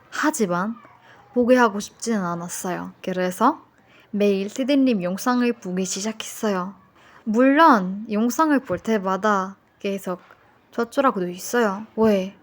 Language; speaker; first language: Korean; non-native, fluent; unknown